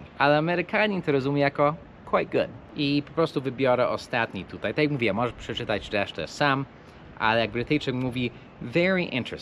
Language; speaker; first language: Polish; non-native, fluent; English